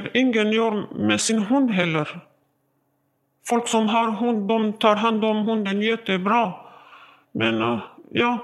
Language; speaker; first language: Swedish; non-native, learner; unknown